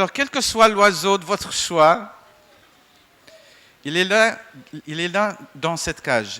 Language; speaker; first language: French; non-native, fluent; English